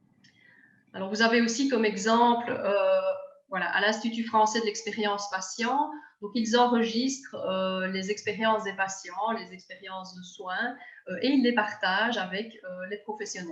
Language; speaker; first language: French; native; French